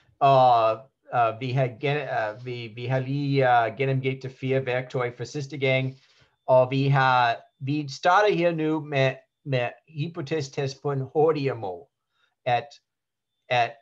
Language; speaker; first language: Danish; non-native, learner; English